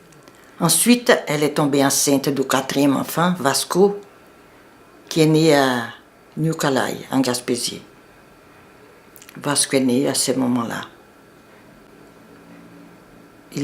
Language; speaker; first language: French; non-native, fluent; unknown